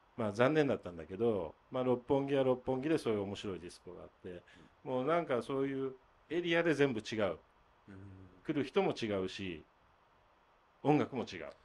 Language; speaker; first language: Japanese; native; Japanese